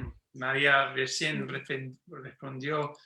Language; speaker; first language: Spanish; non-native, fluent; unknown